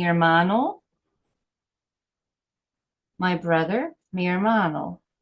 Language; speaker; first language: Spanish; non-native, fluent; English